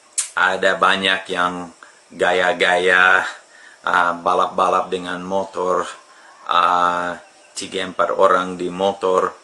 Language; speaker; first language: Indonesian; non-native, fluent; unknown